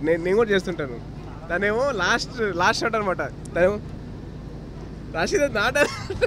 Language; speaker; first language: Telugu; native; Telugu